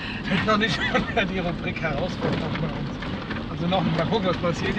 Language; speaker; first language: German; native; German